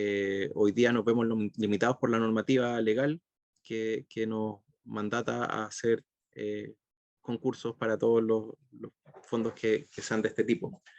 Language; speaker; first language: Spanish; native; Spanish